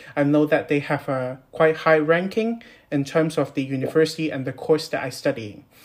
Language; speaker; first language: English; non-native, local second language; Cantonese